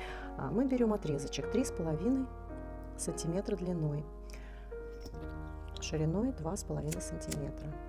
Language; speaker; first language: Russian; native; Russian